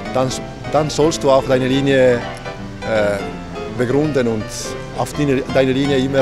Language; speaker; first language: German; non-native, fluent; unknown